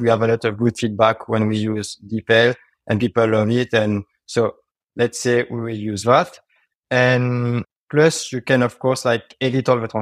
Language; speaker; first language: English; non-native, fluent; French